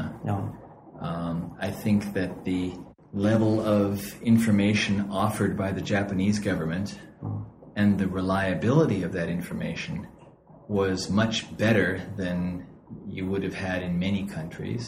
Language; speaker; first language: English; native; English